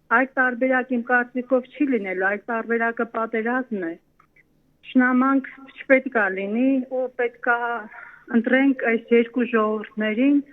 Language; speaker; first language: Armenian; native; Armenian